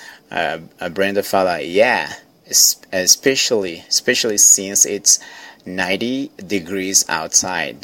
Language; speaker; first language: English; non-native, fluent; Portuguese